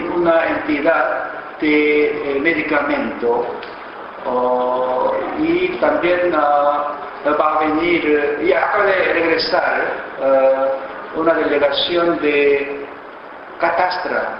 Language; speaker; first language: Spanish; non-native, fluent; Korean